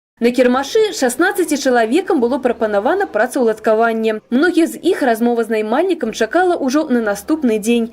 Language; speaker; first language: Belarusian; native; Belarusian